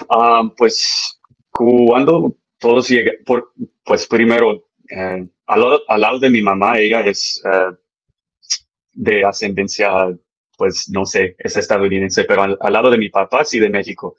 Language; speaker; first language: Spanish; early bilingual, heritage; English